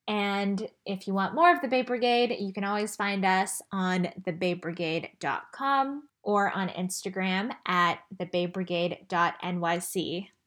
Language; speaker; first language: English; early bilingual, other home language; Chinese